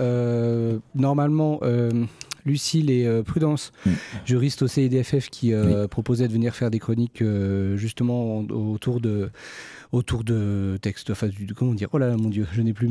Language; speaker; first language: French; native; French